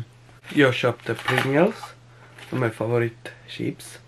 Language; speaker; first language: Swedish; early bilingual, other home language; Polish